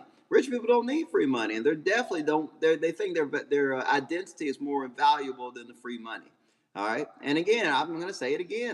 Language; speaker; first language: English; native; English